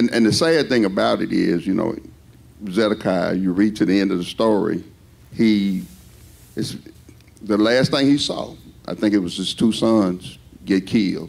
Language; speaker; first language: English; native; English